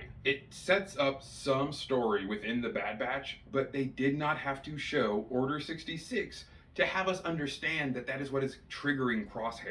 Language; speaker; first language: English; native; English